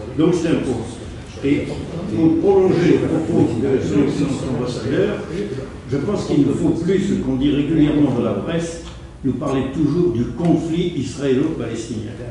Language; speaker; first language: French; native; French